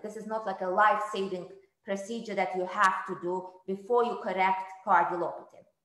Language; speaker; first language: English; non-native, fluent; Azerbaijani